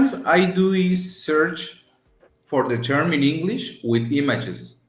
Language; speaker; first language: English; non-native, learner; Spanish